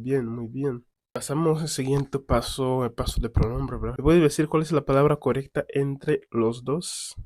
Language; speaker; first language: Spanish; non-native, fluent; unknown